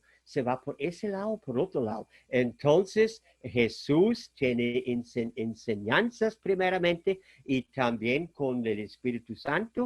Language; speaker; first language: Spanish; non-native, fluent; German